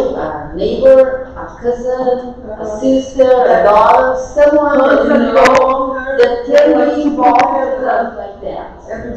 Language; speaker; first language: English; non-native, fluent; Portuguese